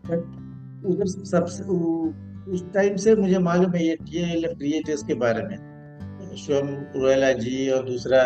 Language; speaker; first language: Hindi; non-native, local second language; Malayalam